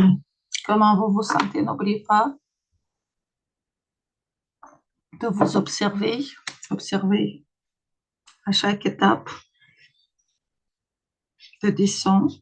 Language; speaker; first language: French; non-native, fluent; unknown